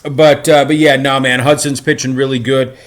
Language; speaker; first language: English; native; English